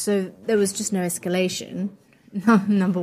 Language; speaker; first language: English; non-native, local second language; Polish